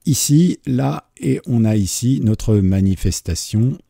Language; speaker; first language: French; native; French